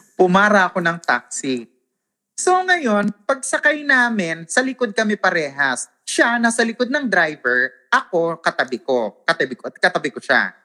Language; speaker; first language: Filipino; non-native, local second language; Waray